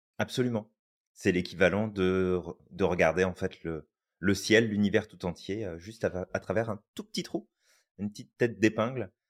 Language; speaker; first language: French; native; French